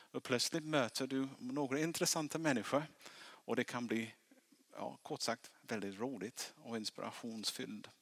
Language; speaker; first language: Swedish; non-native, fluent; English